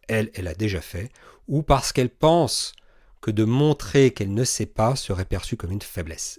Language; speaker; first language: French; native; French